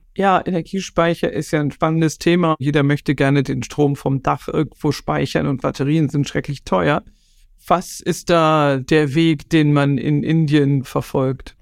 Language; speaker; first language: German; native; German